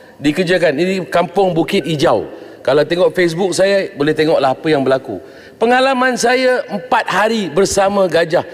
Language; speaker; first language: Malay; native; Malay